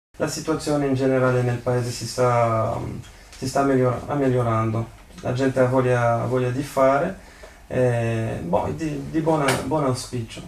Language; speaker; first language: Italian; early bilingual, heritage; Italian